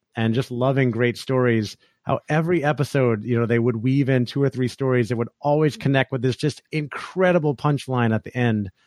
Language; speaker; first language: English; native; English